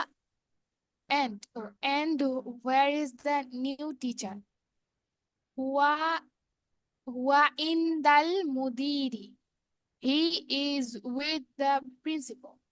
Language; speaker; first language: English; non-native, learner; Bangla